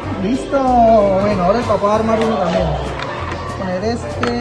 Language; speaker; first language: Spanish; native; Spanish